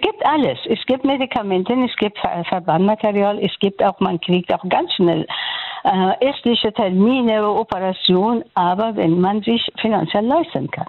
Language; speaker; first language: German; non-native, fluent; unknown